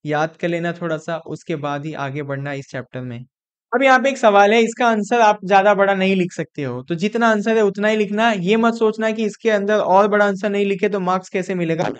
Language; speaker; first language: Hindi; non-native, local second language; Gujarati